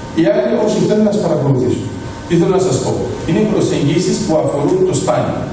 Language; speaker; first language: Greek; early bilingual, heritage; Greek